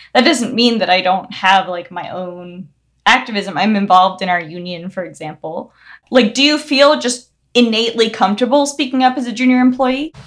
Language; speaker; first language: English; early bilingual, other home language; Hindi